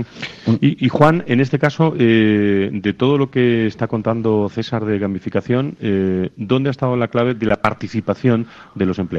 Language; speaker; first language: Spanish; native; Spanish